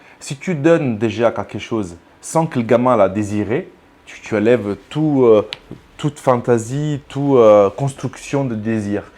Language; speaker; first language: French; non-native, fluent; Italian